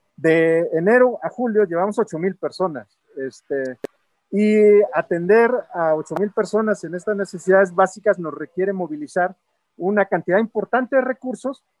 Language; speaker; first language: Spanish; native; Spanish